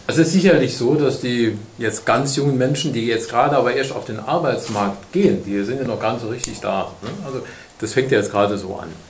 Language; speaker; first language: German; native; German